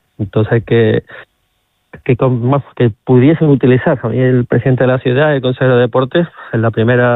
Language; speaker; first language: Spanish; native; Spanish